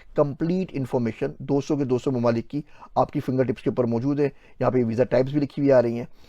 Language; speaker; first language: Urdu; native; Urdu